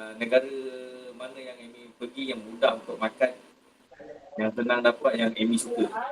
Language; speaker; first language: Malay; native; Malay